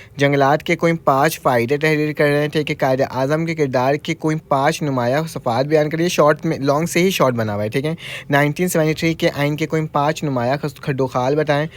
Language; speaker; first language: Urdu; native; Urdu